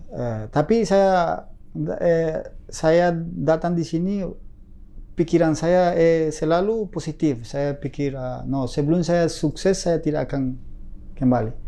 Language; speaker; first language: Indonesian; non-native, fluent; Spanish